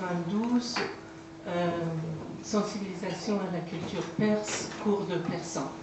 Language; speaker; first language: French; non-native, fluent; Persian